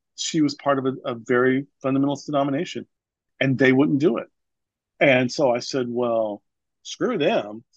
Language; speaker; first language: English; native; English